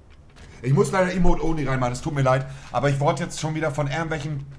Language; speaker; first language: German; native; German